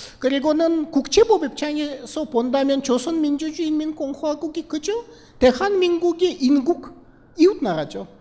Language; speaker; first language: Korean; non-native, fluent; Russian